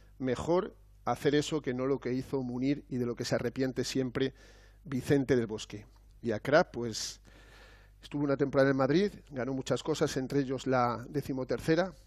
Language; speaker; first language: Spanish; native; Spanish